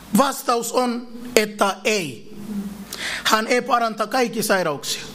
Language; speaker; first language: Finnish; non-native, fluent; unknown